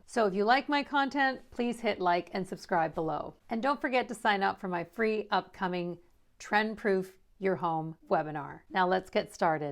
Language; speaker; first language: English; native; English